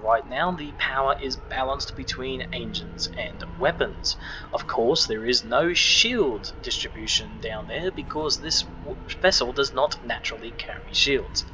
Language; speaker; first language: English; native; English